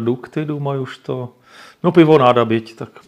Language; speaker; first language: Russian; non-native, learner; Czech